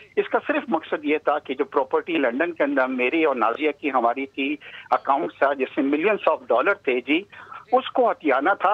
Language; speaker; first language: Urdu; native; Urdu